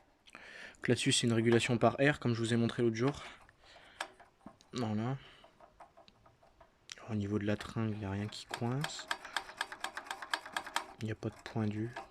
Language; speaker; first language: French; native; French